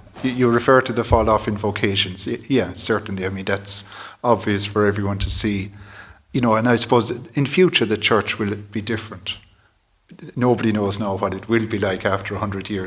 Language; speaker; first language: English; native; English